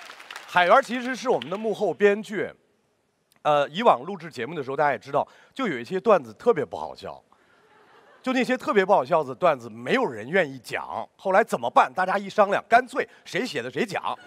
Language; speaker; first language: Chinese; native; Chinese